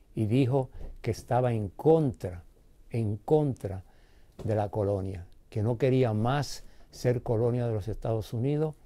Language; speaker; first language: Spanish; early bilingual, heritage; Spanish